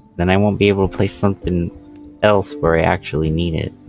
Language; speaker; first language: English; native; English